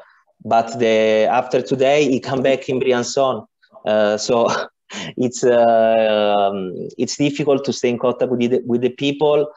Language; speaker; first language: English; non-native, learner; Italian